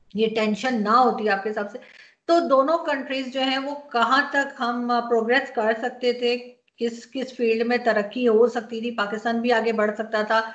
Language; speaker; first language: Urdu; native; Urdu